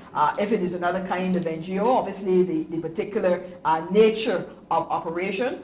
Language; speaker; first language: English; native; English